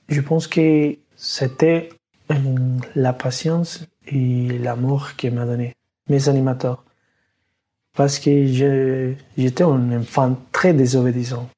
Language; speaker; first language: French; non-native, learner; Spanish